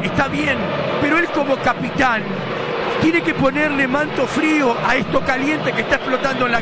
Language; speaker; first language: Spanish; native; Spanish